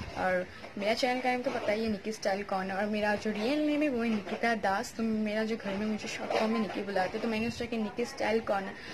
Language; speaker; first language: Hindi; non-native, local second language; Bangla